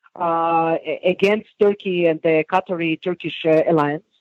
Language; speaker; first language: English; non-native, fluent; Hebrew